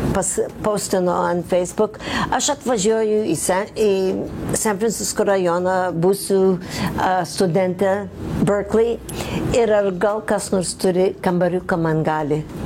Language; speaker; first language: Lithuanian; early bilingual, heritage; Lithuanian